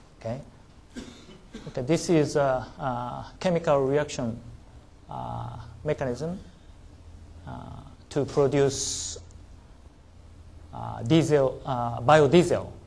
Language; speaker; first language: English; non-native, learner; Japanese